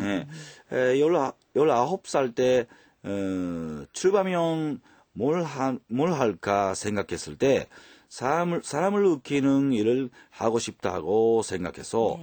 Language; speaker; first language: Korean; non-native, fluent; Japanese